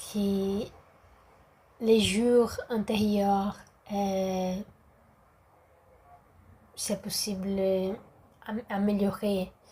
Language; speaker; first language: French; non-native, learner; Portuguese